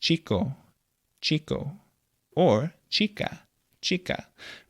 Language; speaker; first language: Spanish; non-native, fluent; English